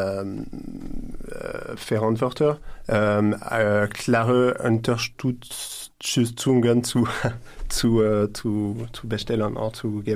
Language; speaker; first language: German; non-native, learner; French